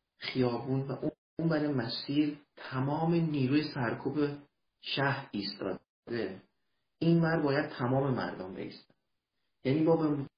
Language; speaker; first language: Persian; early bilingual, heritage; Persian